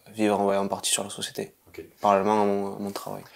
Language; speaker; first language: French; native; French